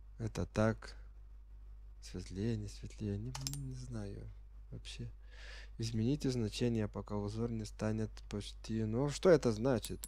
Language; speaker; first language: Russian; non-native, fluent; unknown